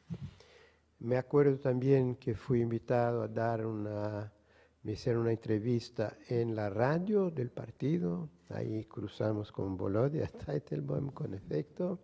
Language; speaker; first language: Spanish; non-native, fluent; Portuguese